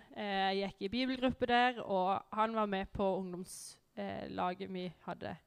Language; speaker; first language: Norwegian; native; Norwegian